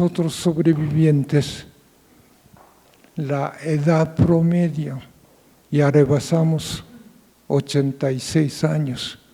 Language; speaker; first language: Spanish; non-native, fluent; Japanese